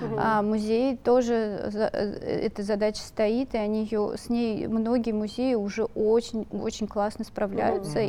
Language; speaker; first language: Russian; native; Russian